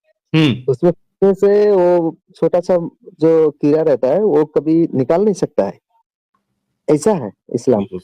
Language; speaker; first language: Hindi; non-native, local second language; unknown